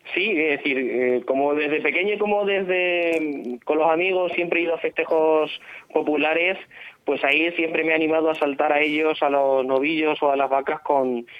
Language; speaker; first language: Spanish; native; Spanish